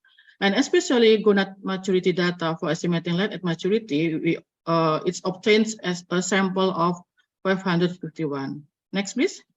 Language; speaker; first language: English; non-native, fluent; Indonesian